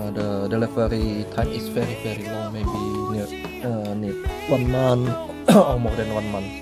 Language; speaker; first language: English; non-native, learner; Indonesian